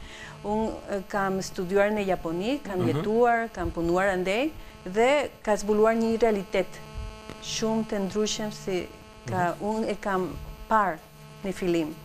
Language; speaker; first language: Albanian; non-native, learner; Spanish